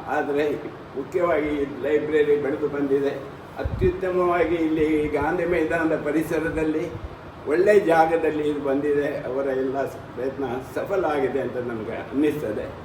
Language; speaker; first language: Kannada; non-native, local second language; Konkani